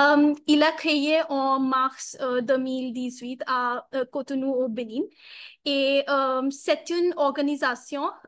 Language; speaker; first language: French; non-native, learner; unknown